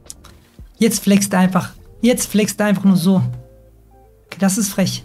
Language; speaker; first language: German; native; German